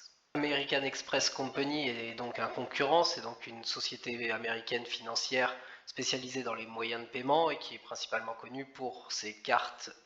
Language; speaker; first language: French; native; French